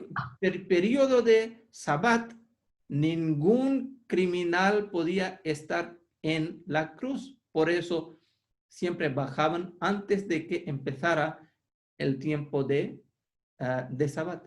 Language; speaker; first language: Spanish; non-native, fluent; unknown